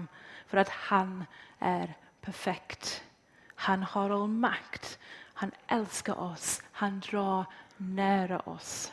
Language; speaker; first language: Swedish; non-native, fluent; English